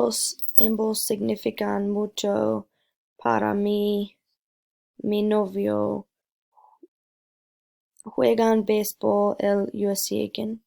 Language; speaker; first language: Spanish; non-native, learner; English